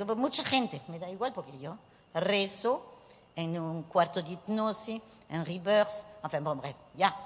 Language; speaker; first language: Spanish; early bilingual, heritage; Spanish